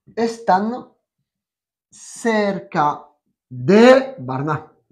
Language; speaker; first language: Spanish; non-native, fluent; French